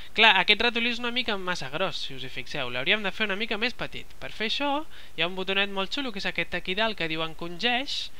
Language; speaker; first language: Catalan; non-native, local second language; Spanish